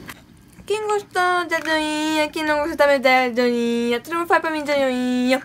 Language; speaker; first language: Portuguese; early bilingual, heritage; Portuguese